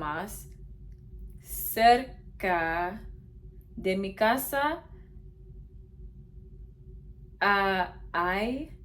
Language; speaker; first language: Spanish; non-native, learner; English